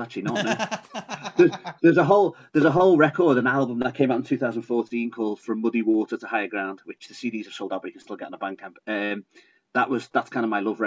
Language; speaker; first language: English; native; English